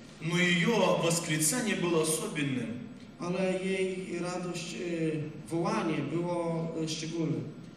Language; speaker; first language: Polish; non-native, learner; Russian